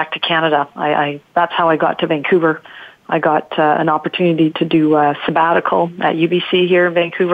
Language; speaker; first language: English; early bilingual, other home language; Italian